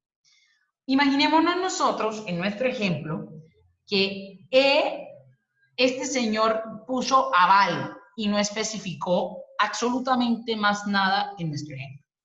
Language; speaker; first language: Spanish; native; Spanish